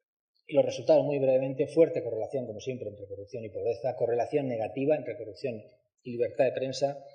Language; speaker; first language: Spanish; native; Spanish